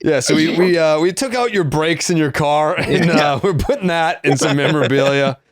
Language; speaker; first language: English; native; English